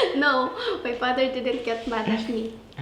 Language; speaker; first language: English; non-native, local second language; Cebuano